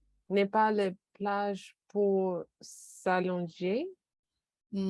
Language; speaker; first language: French; non-native, learner; English